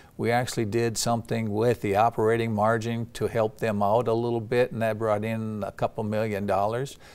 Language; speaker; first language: English; native; English